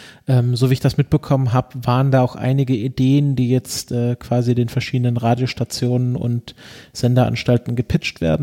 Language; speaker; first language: German; native; German